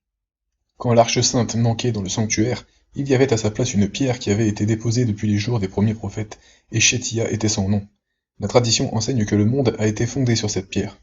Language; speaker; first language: French; native; French